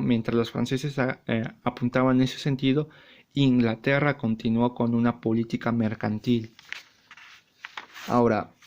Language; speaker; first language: Spanish; native; Spanish